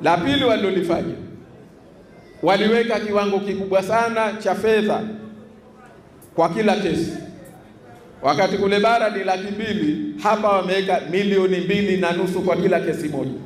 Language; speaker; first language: Swahili; native; Swahili